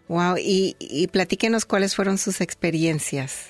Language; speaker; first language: Spanish; native; Spanish